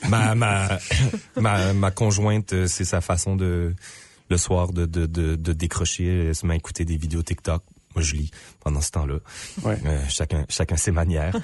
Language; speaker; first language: French; native; French